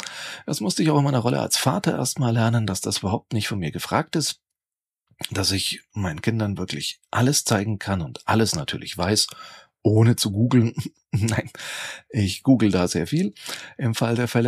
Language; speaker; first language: German; native; German